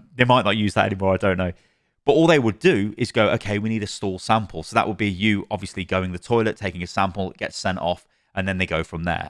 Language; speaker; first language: English; native; English